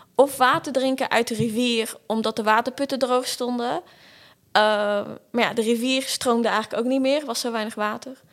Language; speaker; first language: Dutch; early bilingual, other home language; Portuguese